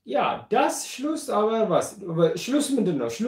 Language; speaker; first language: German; non-native, fluent; Amharic